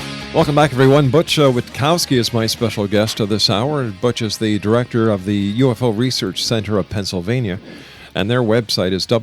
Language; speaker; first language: English; native; English